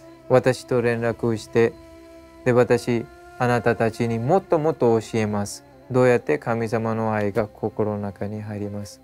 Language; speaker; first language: Japanese; non-native, learner; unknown